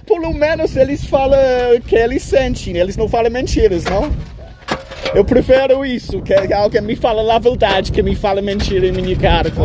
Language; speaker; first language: Portuguese; non-native, fluent; English